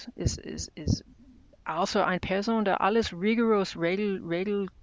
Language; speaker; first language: German; non-native, learner; English